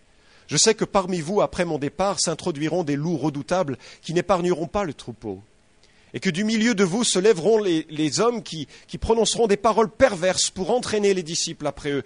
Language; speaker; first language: French; native; French